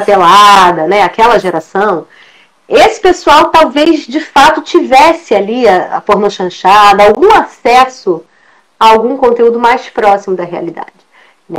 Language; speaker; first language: Portuguese; native; Portuguese